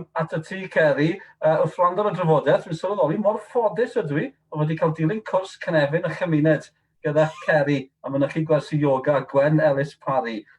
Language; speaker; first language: Welsh; native; Welsh